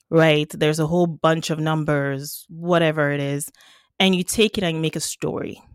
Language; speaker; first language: English; non-native, local second language; Yoruba